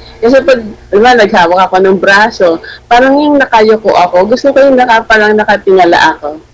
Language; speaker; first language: Filipino; non-native, local second language; Hiligaynon